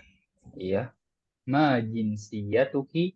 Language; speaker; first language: Arabic; non-native, fluent; Indonesian